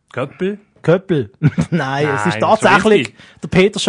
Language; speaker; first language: German; native; German